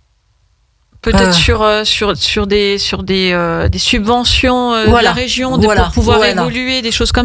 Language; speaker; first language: French; native; French